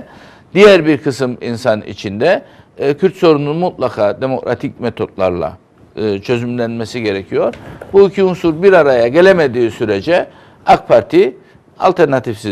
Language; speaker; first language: Turkish; native; Turkish